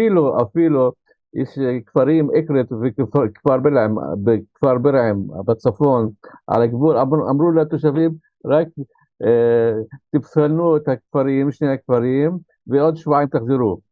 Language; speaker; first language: Hebrew; non-native, local second language; Arabic